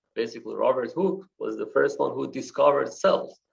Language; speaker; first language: English; non-native, fluent; Persian